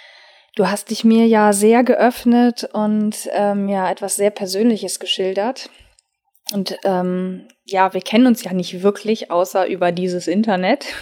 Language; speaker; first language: German; native; German